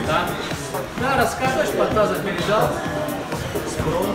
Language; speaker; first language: Russian; native; Russian